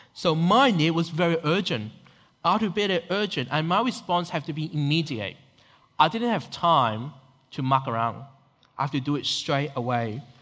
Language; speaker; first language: English; non-native, local second language; Cantonese